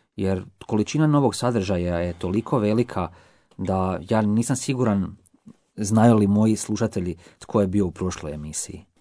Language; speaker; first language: Croatian; native; Croatian